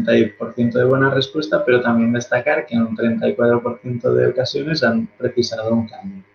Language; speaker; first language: Spanish; native; Spanish